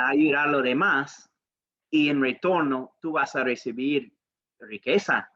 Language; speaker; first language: Spanish; non-native, learner; English